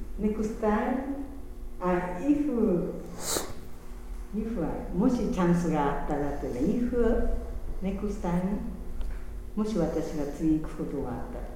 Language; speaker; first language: Japanese; non-native, learner; English